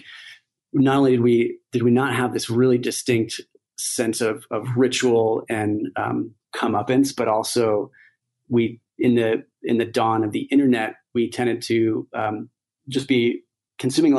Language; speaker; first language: English; native; English